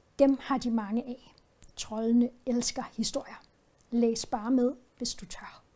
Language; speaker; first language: Danish; native; Danish